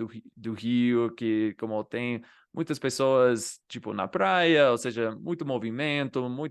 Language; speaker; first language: Portuguese; non-native, fluent; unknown